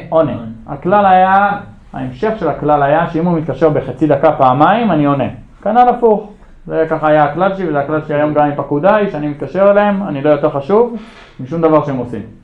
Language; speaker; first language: Hebrew; early bilingual, other home language; English